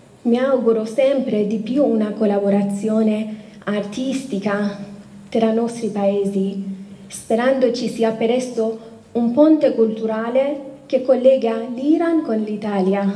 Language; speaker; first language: Italian; non-native, fluent; Persian